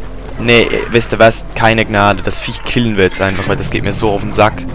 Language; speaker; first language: German; native; German